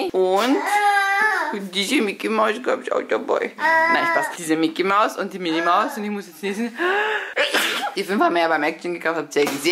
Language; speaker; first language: German; native; German